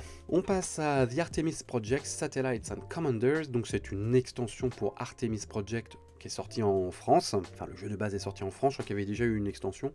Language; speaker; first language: French; native; French